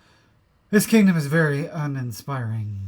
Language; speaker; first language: English; native; English